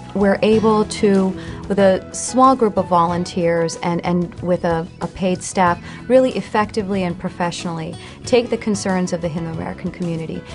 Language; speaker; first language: English; native; English